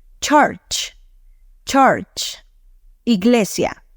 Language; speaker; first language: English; non-native, fluent; Spanish